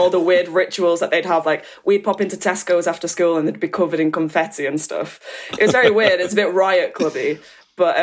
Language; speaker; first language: English; native; English